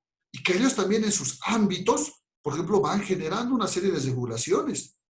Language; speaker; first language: Spanish; native; Spanish